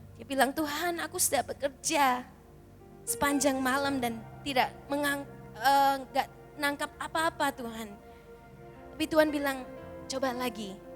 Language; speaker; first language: Indonesian; early bilingual, heritage; Indonesian